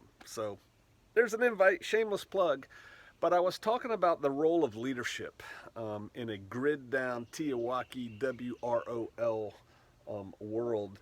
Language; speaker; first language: English; native; English